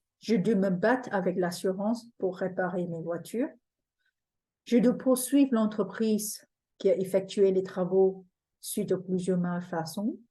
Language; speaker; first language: French; non-native, fluent; English